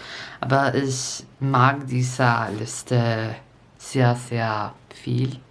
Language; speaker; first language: German; non-native, learner; English